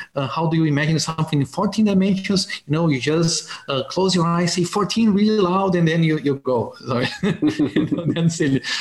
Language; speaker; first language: English; non-native, fluent; Portuguese